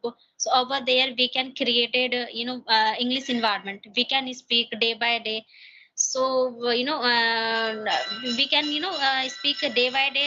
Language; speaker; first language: English; non-native, learner; Hindi